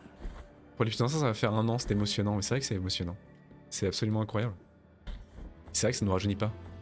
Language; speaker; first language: French; native; French